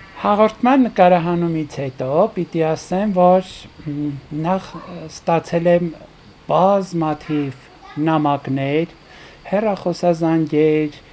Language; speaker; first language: Armenian; native; Armenian